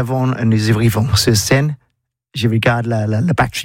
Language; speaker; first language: French; non-native, learner; English